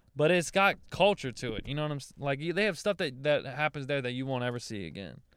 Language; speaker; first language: English; native; English